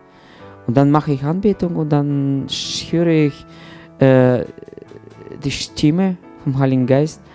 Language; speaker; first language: German; non-native, fluent; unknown